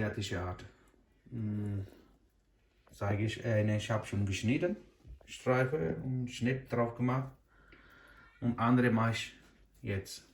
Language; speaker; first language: German; non-native, learner; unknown